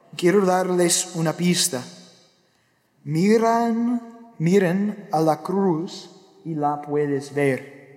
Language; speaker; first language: Spanish; non-native, fluent; English